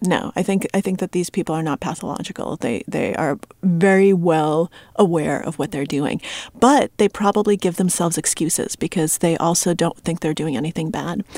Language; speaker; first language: English; early bilingual, other home language; Russian